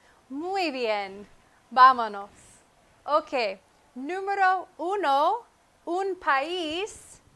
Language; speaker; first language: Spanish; non-native, fluent; English